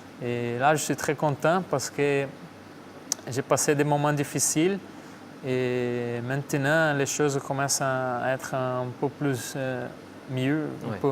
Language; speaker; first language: French; non-native, fluent; Portuguese